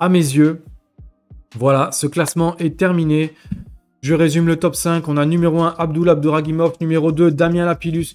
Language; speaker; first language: French; native; French